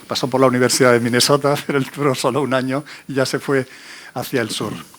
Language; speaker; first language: Spanish; native; Spanish